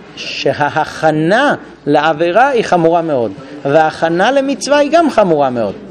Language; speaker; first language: Hebrew; non-native, fluent; English